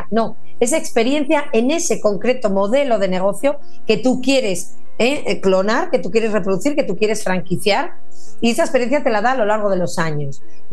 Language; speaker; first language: Spanish; native; Spanish